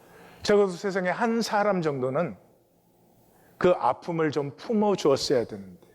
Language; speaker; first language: Korean; native; Korean